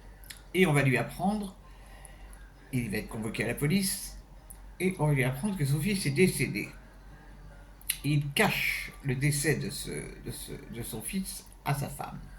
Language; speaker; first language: French; native; French